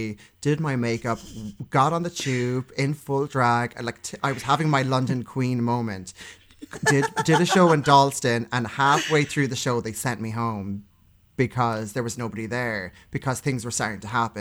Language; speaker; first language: English; native; English